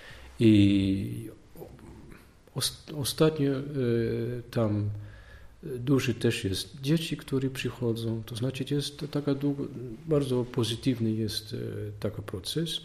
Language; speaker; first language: Polish; non-native, learner; Dutch